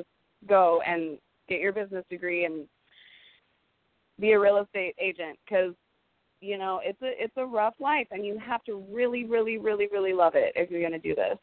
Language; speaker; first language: English; native; English